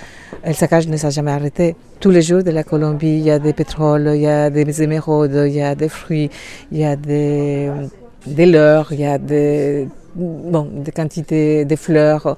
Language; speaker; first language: French; non-native, fluent; Spanish